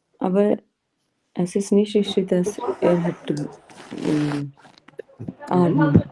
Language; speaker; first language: German; non-native, learner; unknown